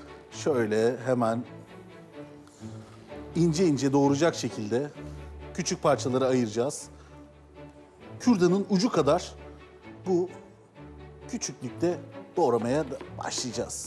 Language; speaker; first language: Turkish; native; Turkish